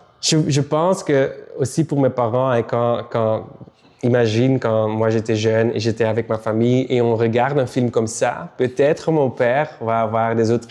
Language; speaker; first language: French; non-native, local second language; Dutch